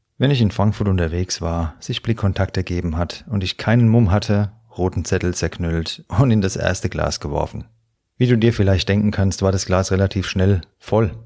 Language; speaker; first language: German; native; German